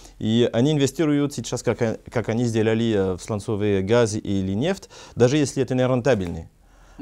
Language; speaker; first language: Russian; non-native, learner; French